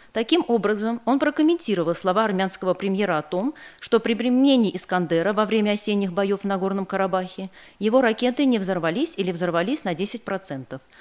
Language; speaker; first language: Russian; non-native, local second language; Armenian